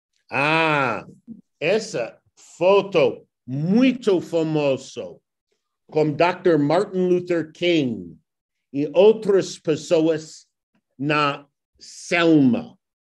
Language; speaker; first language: Portuguese; non-native, learner; English